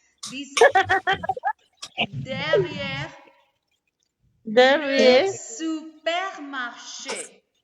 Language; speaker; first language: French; non-native, fluent; Spanish